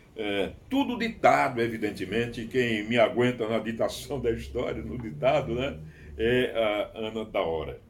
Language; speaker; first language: Portuguese; native; Portuguese